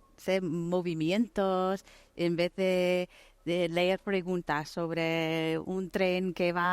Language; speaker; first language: Spanish; non-native, fluent; English